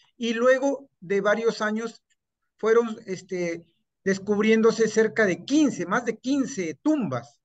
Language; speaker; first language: Spanish; native; Spanish